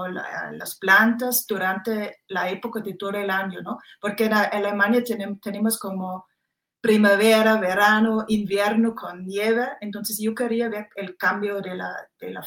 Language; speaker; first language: Spanish; non-native, fluent; German